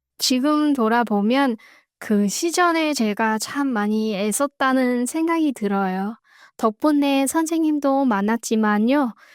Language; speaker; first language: Korean; non-native, fluent; Vietnamese